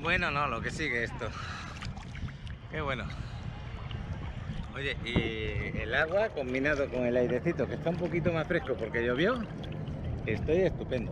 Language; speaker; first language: Spanish; native; Spanish